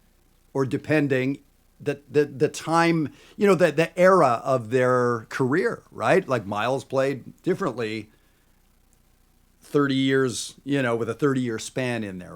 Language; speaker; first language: English; native; English